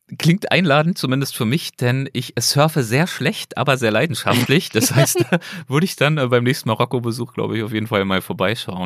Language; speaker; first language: German; native; German